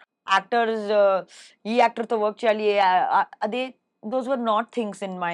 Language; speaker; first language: Telugu; non-native, learner; Hindi